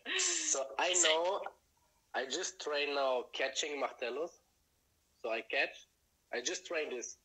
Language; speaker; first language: English; non-native, fluent; German